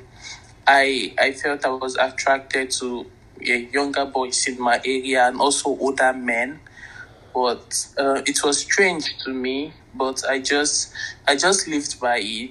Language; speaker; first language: English; non-native, local second language; Igbo